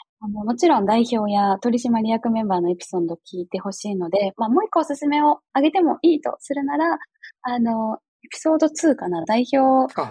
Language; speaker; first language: Japanese; native; Japanese